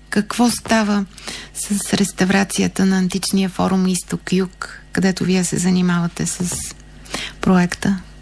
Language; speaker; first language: Bulgarian; native; Bulgarian